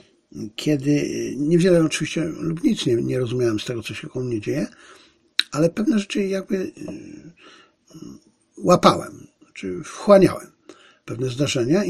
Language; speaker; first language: Polish; native; Polish